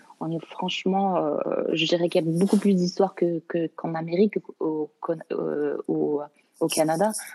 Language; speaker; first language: French; early bilingual, other home language; Arabic